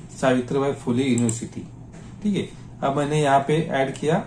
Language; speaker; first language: Hindi; non-native, local second language; Marathi